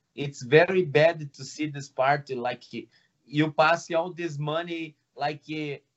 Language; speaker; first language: English; non-native, learner; Portuguese